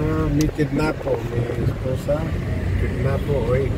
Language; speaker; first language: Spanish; non-native, learner; Hindi